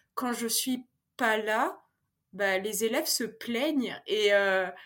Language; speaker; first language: French; native; French